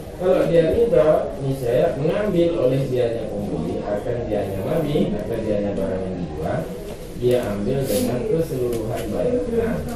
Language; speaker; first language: Indonesian; native; Indonesian